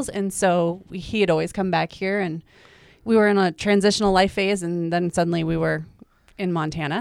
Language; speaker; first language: English; native; English